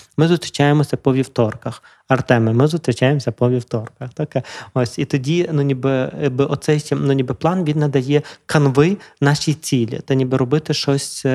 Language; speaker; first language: Ukrainian; native; Ukrainian